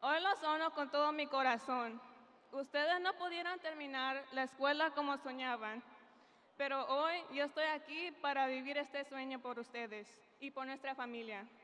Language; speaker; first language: Spanish; early bilingual, heritage; Spanish